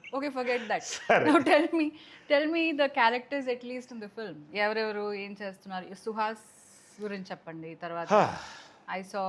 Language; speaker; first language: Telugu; non-native, fluent; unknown